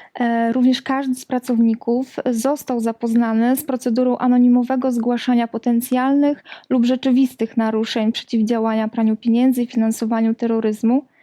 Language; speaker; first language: Polish; native; Polish